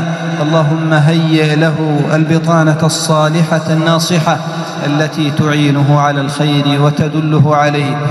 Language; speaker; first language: Arabic; native; Arabic